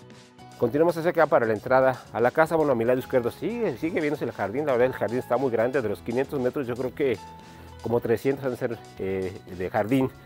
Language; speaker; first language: Spanish; native; Spanish